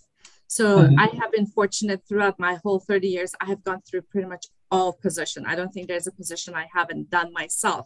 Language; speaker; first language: English; non-native, fluent; German